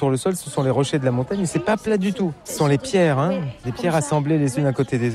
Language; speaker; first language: French; native; French